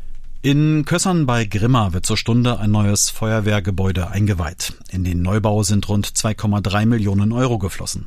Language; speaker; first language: German; native; German